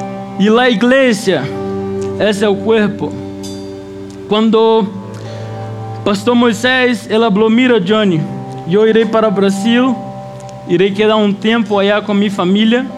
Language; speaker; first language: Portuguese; non-native, learner; Spanish